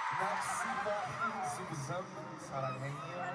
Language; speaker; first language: French; non-native, learner; Korean